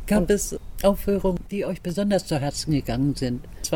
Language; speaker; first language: German; native; German